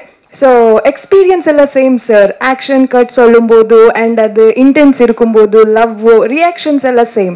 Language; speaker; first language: Tamil; non-native, learner; Kannada